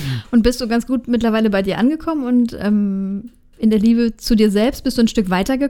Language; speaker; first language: German; native; German